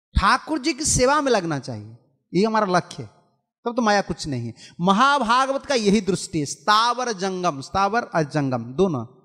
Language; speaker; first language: Hindi; non-native, local second language; Odia